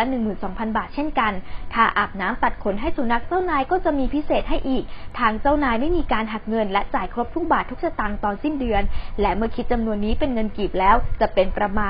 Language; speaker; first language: Thai; native; Thai